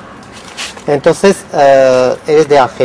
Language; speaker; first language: Spanish; non-native, fluent; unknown